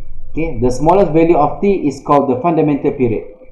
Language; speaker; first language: English; non-native, local second language; Malay